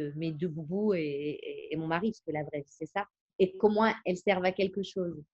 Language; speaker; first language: French; native; French